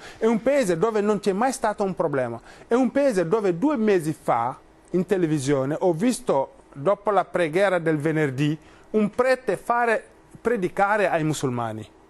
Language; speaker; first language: Italian; non-native, fluent; Wolof